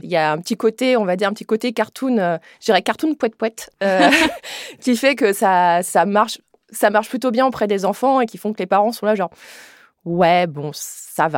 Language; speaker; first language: French; native; French